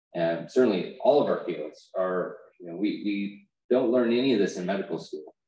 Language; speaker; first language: English; native; English